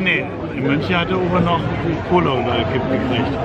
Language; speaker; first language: German; non-native, learner; Filipino